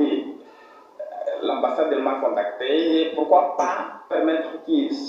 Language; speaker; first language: French; non-native, fluent; Portuguese